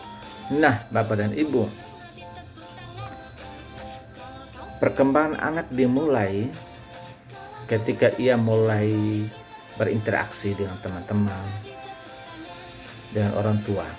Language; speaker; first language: Indonesian; native; Indonesian